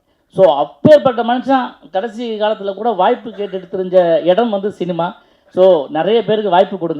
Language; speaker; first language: Tamil; native; Tamil